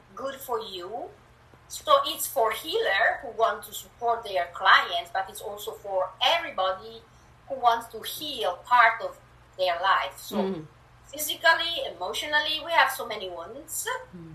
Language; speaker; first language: English; non-native, fluent; Italian